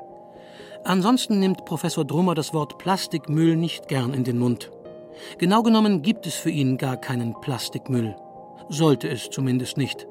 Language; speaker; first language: German; native; German